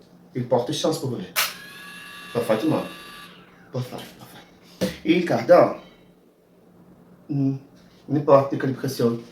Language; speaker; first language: French; non-native, learner; Portuguese